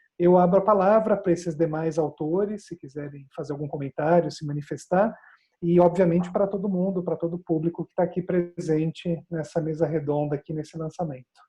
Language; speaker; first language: Portuguese; native; Portuguese